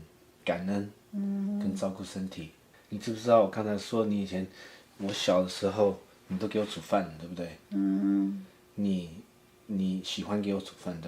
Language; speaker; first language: Chinese; early bilingual, heritage; English